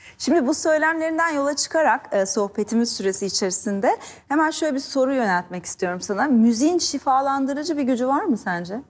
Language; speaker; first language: Turkish; native; Turkish